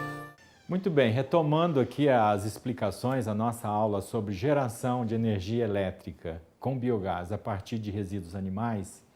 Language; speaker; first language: Portuguese; native; Portuguese